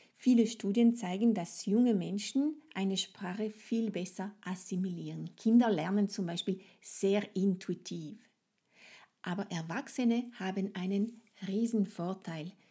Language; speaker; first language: German; non-native, fluent; French